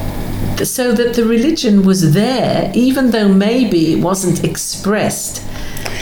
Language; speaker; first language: English; native; English